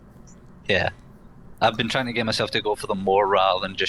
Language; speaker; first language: English; native; English